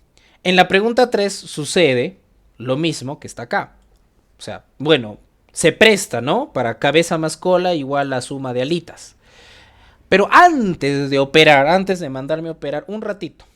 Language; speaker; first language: Spanish; native; Spanish